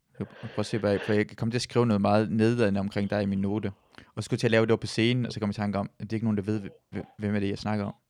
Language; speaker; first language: Danish; early bilingual, other home language; Persian